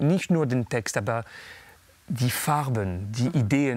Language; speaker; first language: German; non-native, fluent; French